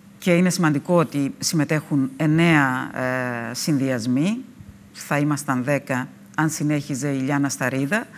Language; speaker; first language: Greek; native; Greek